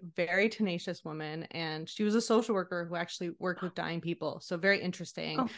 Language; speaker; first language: English; native; English